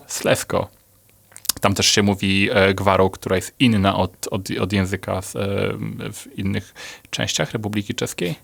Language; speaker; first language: Polish; native; Polish